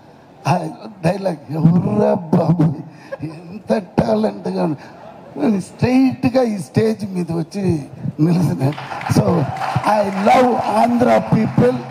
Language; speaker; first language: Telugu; non-native, learner; Tamil